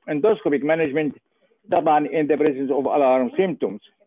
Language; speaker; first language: English; non-native, fluent; Arabic